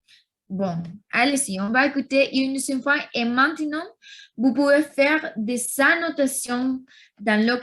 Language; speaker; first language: French; non-native, learner; Spanish